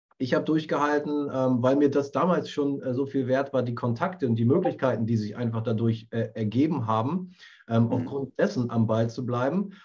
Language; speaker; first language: German; native; German